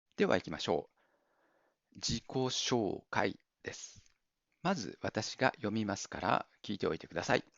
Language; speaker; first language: Japanese; native; Japanese